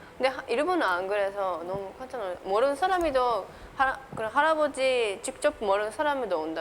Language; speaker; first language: Korean; non-native, learner; Japanese